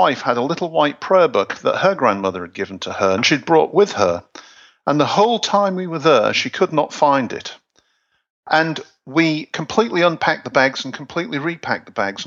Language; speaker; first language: English; native; English